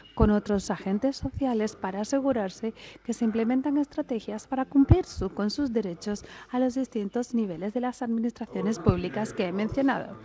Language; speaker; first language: Spanish; non-native, fluent; English